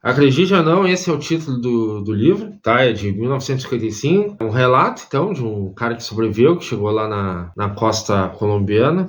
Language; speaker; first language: Portuguese; native; Portuguese